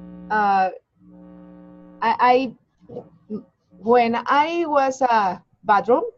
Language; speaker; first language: English; non-native, learner; Spanish